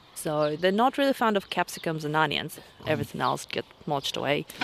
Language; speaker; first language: English; non-native, fluent; Russian